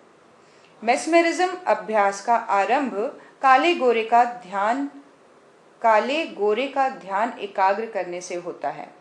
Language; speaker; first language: Hindi; native; Hindi